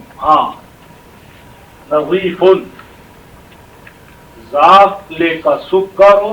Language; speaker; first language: Arabic; non-native, fluent; Urdu